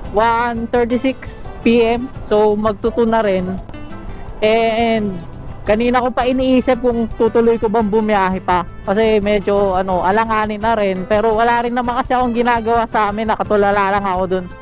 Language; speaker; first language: Filipino; native; Filipino